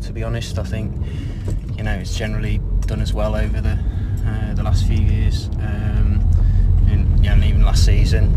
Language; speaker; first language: English; native; English